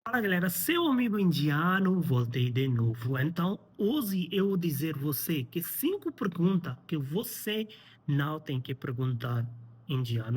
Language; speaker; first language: Portuguese; non-native, learner; Hindi